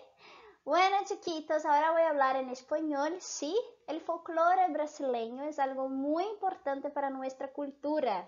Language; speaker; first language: Spanish; non-native, fluent; Portuguese